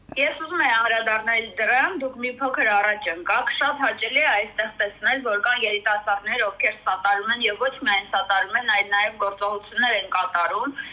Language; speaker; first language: Armenian; native; Armenian